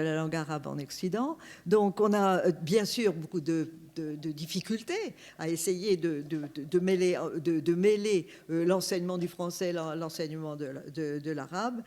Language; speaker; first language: French; native; French